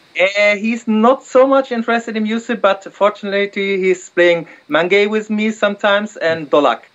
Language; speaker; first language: English; non-native, fluent; German